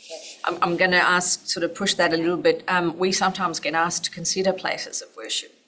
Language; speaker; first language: English; native; English